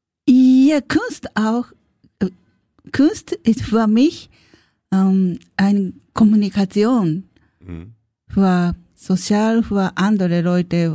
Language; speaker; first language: German; non-native, learner; Japanese